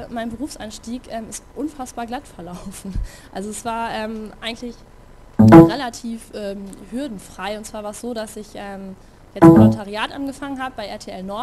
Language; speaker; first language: German; native; German